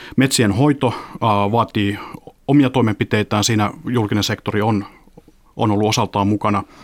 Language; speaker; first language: Finnish; native; Finnish